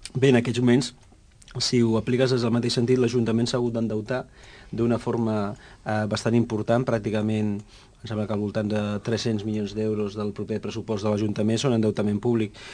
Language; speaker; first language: Catalan; native; Catalan